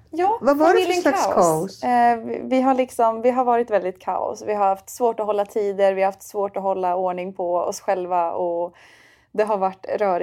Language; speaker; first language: Swedish; native; Swedish